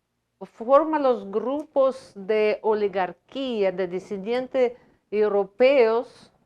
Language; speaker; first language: Spanish; non-native, fluent; Russian